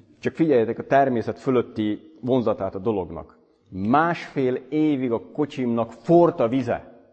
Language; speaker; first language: Hungarian; native; Hungarian